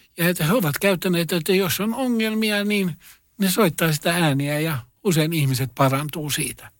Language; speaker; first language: Finnish; non-native, local second language; Swedish